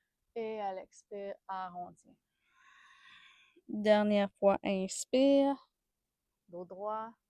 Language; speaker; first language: French; native; French